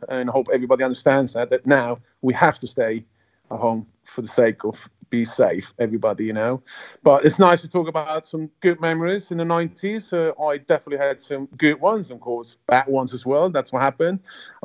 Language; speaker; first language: English; non-native, fluent; German